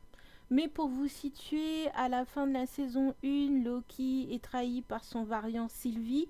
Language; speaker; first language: French; native; French